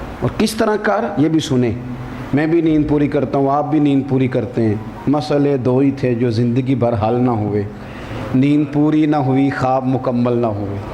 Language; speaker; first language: Urdu; non-native, local second language; Punjabi